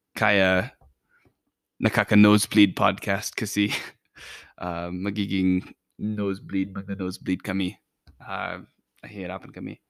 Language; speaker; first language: Filipino; non-native, fluent; English